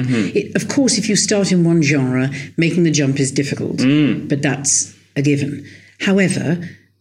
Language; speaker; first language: English; native; English